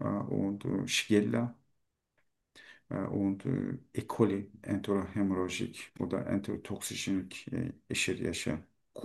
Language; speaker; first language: German; non-native, fluent; Turkish